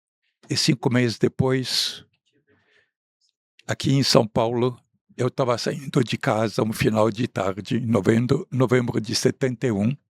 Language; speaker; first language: Portuguese; non-native, fluent; Arabic